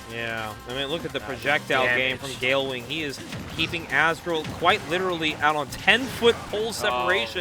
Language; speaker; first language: English; native; English